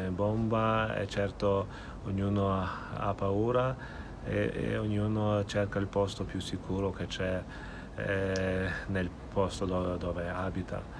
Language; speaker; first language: Italian; non-native, fluent; Ukrainian